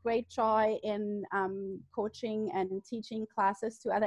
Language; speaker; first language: English; non-native, fluent; German